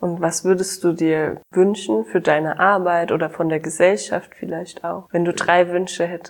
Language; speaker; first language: German; native; German